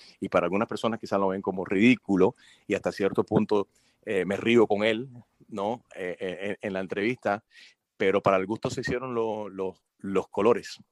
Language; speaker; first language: Spanish; early bilingual, heritage; Spanish